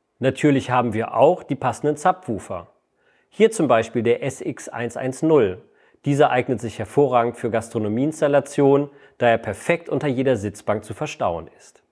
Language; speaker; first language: German; native; German